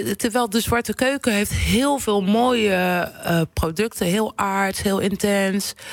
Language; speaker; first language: Dutch; early bilingual, other home language; Kabuverdianu